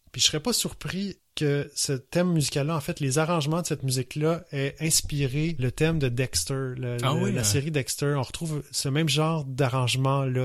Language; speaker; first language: French; native; French